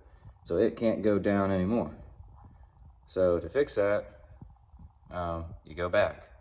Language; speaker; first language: English; native; English